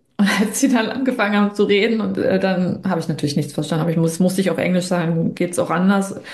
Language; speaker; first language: German; native; German